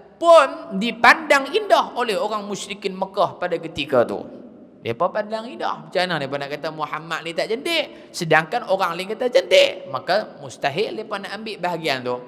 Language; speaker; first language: Malay; native; Malay